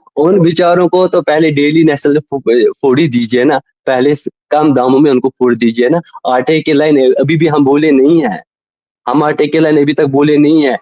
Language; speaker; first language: Urdu; non-native, local second language; Kashmiri